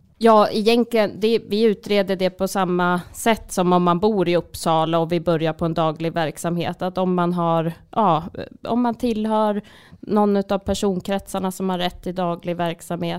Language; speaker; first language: Swedish; native; Swedish